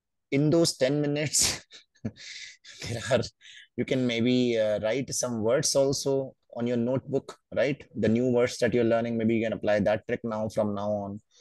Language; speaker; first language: English; non-native, local second language; Hindi